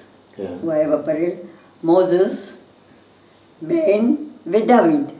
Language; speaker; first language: Hebrew; non-native, learner; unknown